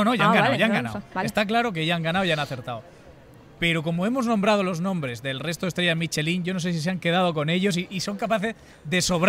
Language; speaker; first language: Spanish; native; Spanish